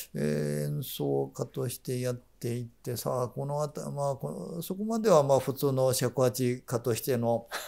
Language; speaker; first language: Japanese; native; Japanese